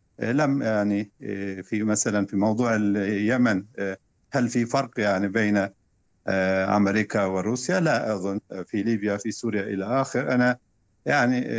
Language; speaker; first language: Arabic; non-native, fluent; Turkish